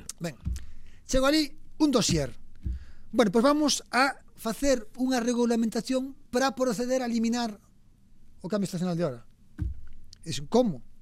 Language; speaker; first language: Galician; native; Galician